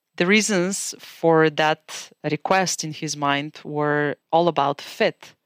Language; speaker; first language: English; non-native, fluent; Bulgarian